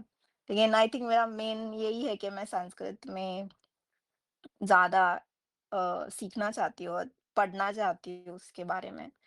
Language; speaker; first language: Hindi; non-native, local second language; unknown